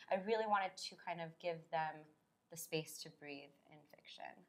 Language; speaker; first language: English; native; English